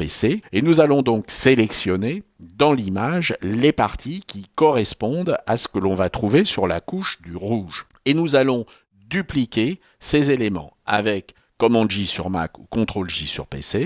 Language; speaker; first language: French; native; French